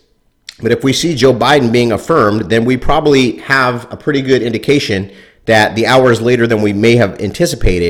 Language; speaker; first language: English; native; English